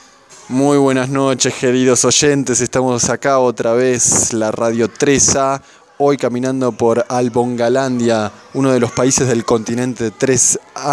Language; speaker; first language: Spanish; native; Spanish